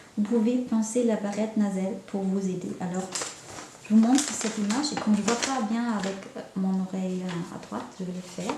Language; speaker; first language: French; non-native, fluent; German